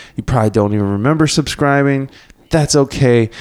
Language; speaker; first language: English; native; English